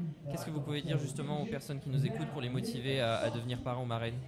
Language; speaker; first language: French; native; French